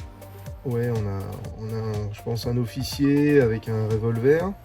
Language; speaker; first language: French; native; French